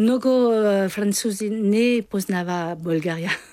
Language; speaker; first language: Bulgarian; non-native, learner; French